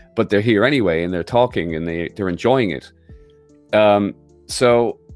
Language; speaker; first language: English; native; English